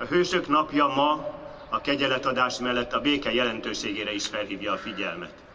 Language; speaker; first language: Hungarian; native; Hungarian